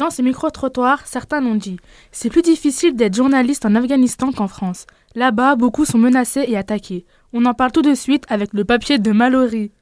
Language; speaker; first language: French; native; French